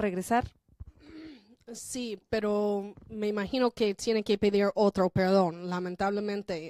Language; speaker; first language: Spanish; non-native, fluent; English